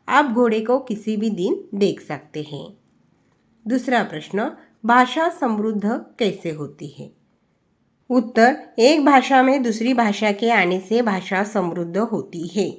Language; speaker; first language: Hindi; non-native, local second language; Marathi